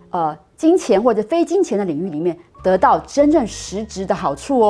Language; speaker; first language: Chinese; native; Chinese